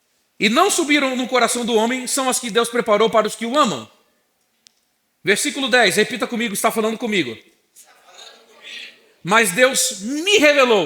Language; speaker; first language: Portuguese; native; Portuguese